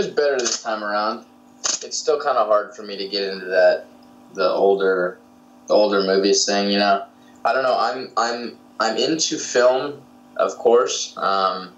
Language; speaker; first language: English; native; English